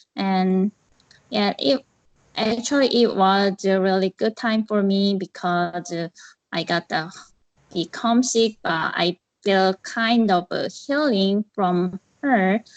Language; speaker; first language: English; non-native, learner; Korean